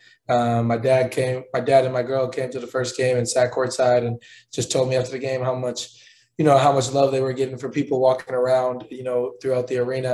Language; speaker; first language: English; native; English